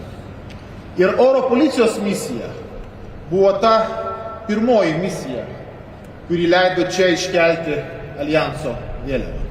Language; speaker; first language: Lithuanian; native; Lithuanian